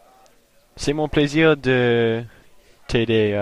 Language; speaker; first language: French; non-native, learner; English